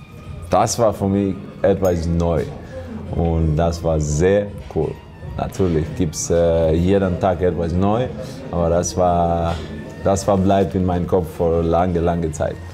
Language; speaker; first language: German; non-native, learner; Russian